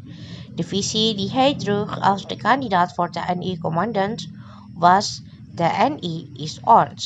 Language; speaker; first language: Dutch; non-native, fluent; Indonesian